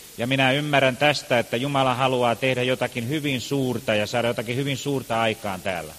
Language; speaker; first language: Finnish; native; Finnish